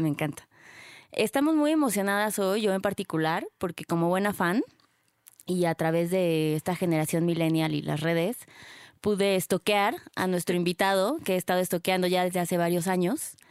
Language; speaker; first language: Spanish; native; Spanish